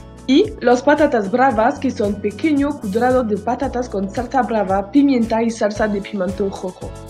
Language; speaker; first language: Spanish; non-native, learner; French